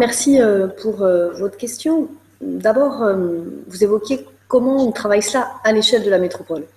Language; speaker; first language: French; native; French